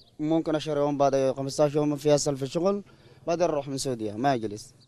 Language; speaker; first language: Arabic; non-native, learner; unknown